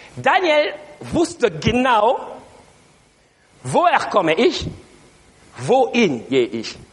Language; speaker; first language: German; non-native, learner; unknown